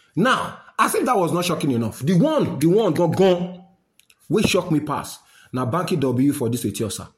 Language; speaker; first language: English; non-native, local second language; Yoruba